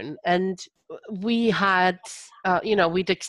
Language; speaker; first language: English; native; English